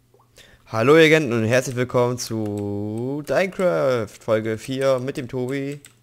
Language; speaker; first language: German; native; German